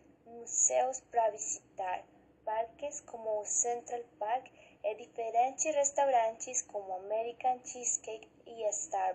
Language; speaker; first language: Portuguese; non-native, learner; Spanish